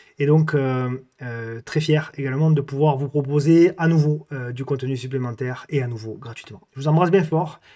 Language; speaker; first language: French; native; French